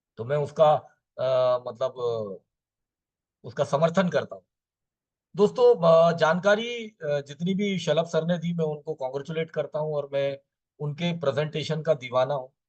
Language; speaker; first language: Hindi; native; Hindi